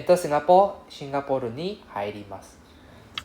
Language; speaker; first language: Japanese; non-native, fluent; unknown